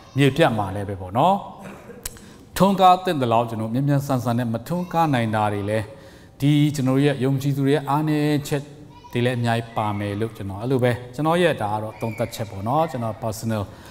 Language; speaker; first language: Burmese; non-native, local second language; Tedim Chin